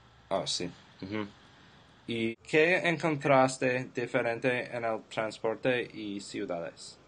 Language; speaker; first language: Spanish; non-native, learner; English